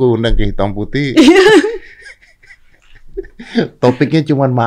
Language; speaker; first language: Indonesian; native; Indonesian